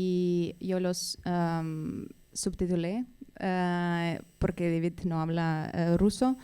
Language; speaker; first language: Spanish; non-native, fluent; Russian